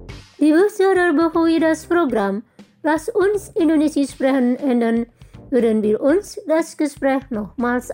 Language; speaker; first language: German; non-native, fluent; Indonesian